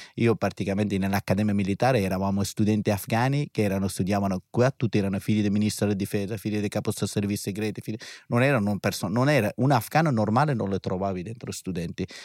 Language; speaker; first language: Italian; non-native, fluent; Persian